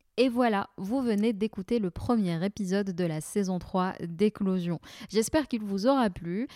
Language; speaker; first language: French; non-native, local second language; Arabic